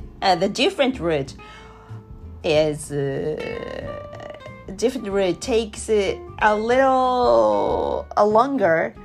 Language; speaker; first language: English; non-native, learner; Japanese